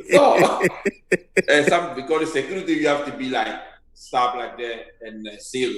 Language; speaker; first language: English; non-native, learner; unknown